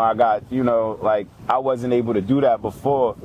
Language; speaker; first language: English; native; English